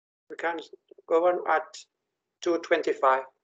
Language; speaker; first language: English; non-native, fluent; Finnish